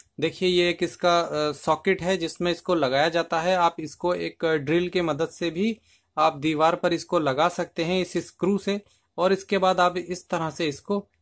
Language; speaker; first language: Hindi; native; Hindi